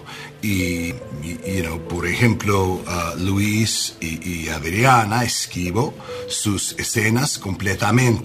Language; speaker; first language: Spanish; non-native, learner; English